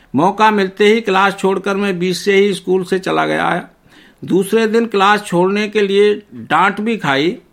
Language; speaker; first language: Hindi; native; Hindi